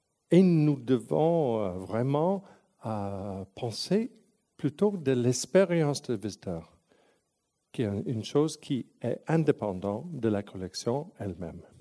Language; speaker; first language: French; non-native, local second language; English